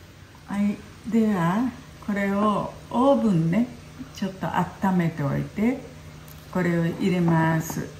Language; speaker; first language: Japanese; early bilingual, heritage; Japanese